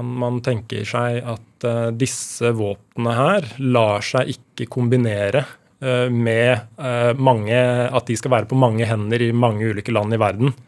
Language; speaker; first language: Norwegian; native; Norwegian